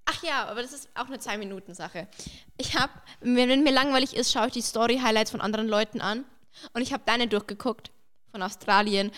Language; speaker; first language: German; early bilingual, other home language; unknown